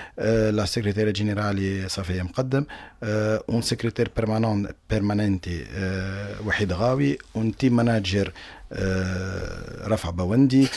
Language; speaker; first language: Italian; non-native, learner; Arabic